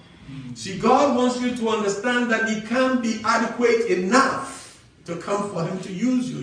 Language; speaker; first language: English; non-native, local second language; Akan